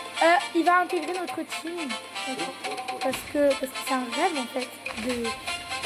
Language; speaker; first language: French; native; French